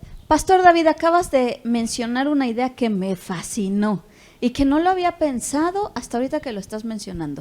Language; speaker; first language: Spanish; native; Spanish